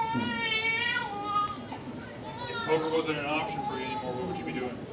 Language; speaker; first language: English; native; English